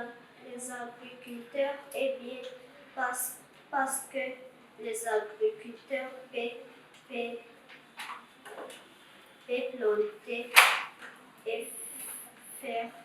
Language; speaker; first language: French; non-native, learner; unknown